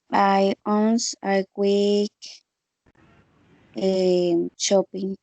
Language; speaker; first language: English; non-native, learner; Spanish